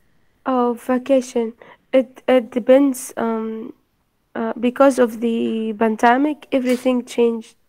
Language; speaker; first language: English; non-native, fluent; Arabic